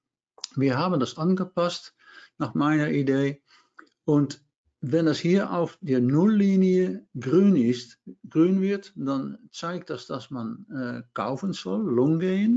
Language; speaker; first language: German; non-native, learner; Dutch